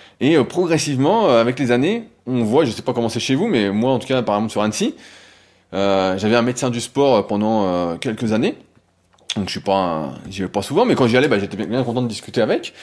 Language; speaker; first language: French; native; French